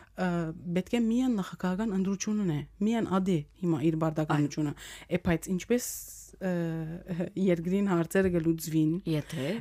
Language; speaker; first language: Armenian; early bilingual, heritage; Armenian